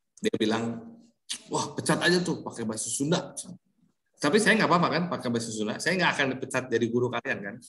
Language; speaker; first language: Indonesian; early bilingual, heritage; Indonesian